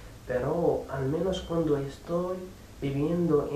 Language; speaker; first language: Spanish; non-native, learner; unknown